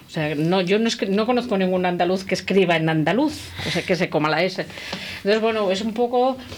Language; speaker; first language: Spanish; native; Spanish